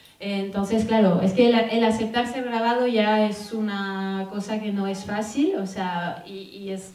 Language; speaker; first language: Spanish; non-native, fluent; French